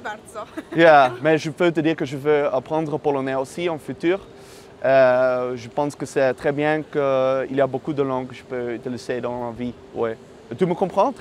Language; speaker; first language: French; non-native, learner; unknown